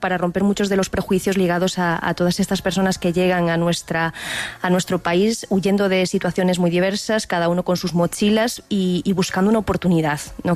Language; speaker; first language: Spanish; native; Spanish